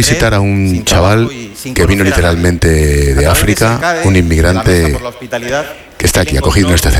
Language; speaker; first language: Spanish; native; Spanish